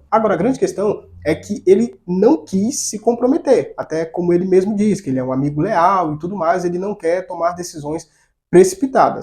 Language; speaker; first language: Portuguese; native; Portuguese